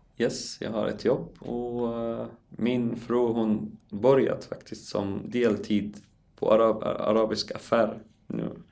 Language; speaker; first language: Swedish; non-native, learner; Arabic